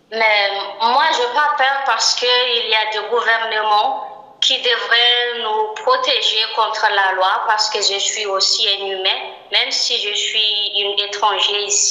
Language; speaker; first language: French; non-native, local second language; Malagasy